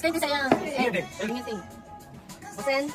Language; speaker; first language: Swedish; non-native, learner; Filipino